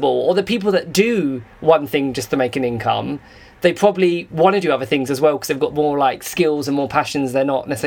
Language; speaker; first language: English; native; English